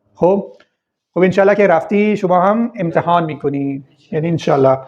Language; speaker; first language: Persian; non-native, fluent; Urdu